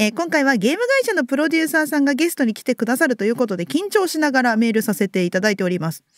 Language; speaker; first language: Japanese; native; Japanese